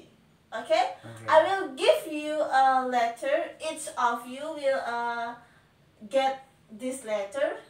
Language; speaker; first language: English; non-native, learner; Indonesian